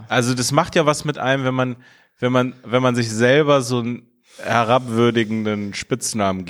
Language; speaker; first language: German; early bilingual, other home language; Persian